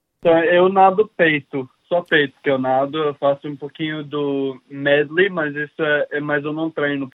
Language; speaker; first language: Portuguese; early bilingual, heritage; English